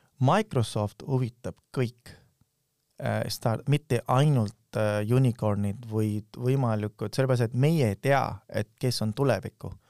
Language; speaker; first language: Estonian; non-native, fluent; Urdu